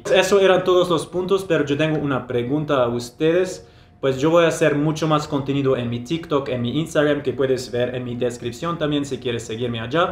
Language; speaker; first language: Spanish; non-native, fluent; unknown